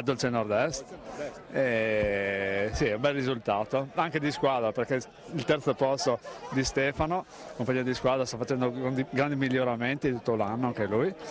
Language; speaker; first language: Italian; native; Italian